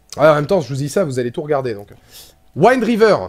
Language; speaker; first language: French; native; French